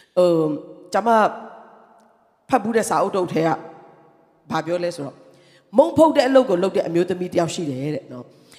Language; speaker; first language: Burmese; non-native, local second language; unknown